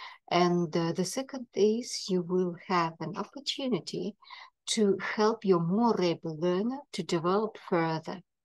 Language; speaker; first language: English; non-native, fluent; Kazakh